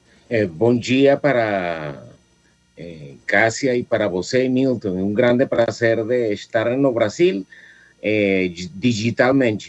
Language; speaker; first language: Portuguese; non-native, fluent; Spanish